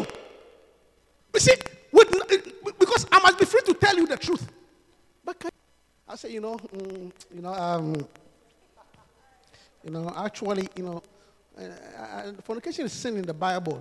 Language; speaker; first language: English; non-native, local second language; Akan